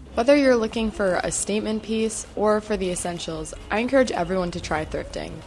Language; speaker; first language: English; native; English